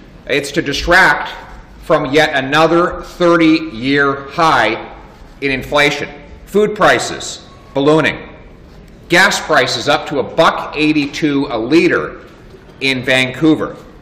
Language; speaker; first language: English; native; English